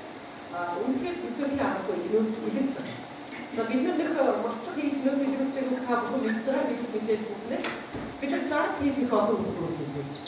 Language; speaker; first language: Mongolian; native; Mongolian